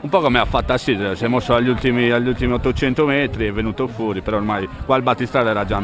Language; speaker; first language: Italian; native; Italian